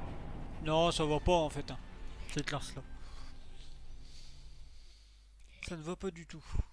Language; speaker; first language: French; native; French